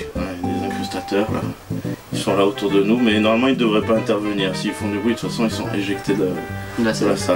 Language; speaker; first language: French; native; French